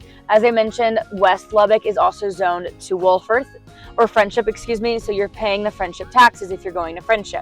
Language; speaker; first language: English; native; English